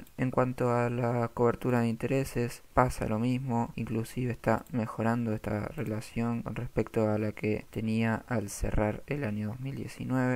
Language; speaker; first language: Spanish; native; Spanish